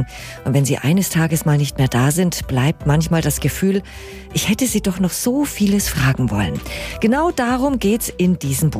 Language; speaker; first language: German; native; German